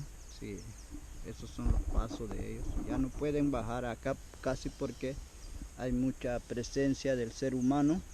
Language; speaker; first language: Spanish; non-native, local second language; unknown